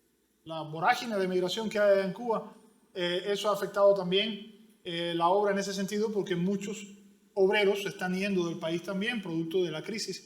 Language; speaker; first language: Spanish; native; Spanish